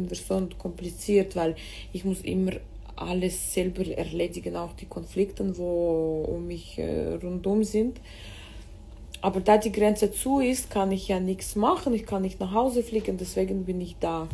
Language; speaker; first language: German; early bilingual, other home language; Russian